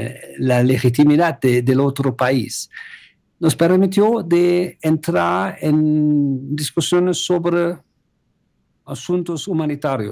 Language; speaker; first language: Spanish; non-native, fluent; German